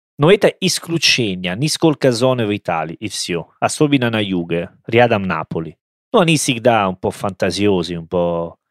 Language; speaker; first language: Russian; non-native, learner; Italian